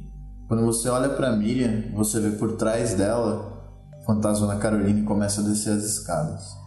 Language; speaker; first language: Portuguese; native; Portuguese